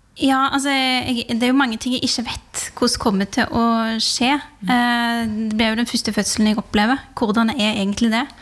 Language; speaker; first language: Norwegian; early bilingual, other home language; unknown